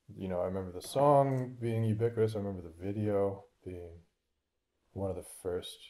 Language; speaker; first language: English; native; English